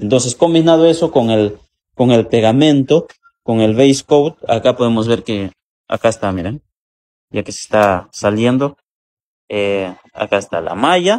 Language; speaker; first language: Spanish; native; Spanish